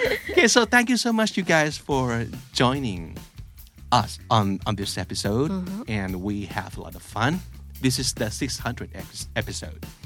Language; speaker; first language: English; non-native, fluent; Thai